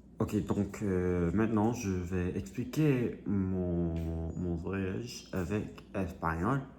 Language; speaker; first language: French; non-native, learner; English